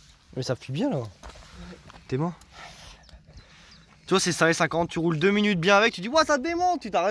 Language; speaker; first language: French; native; French